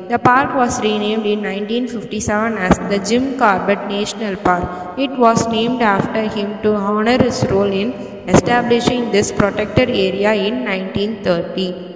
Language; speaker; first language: English; non-native, local second language; Tamil